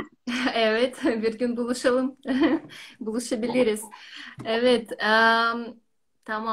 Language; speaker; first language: Turkish; non-native, learner; Russian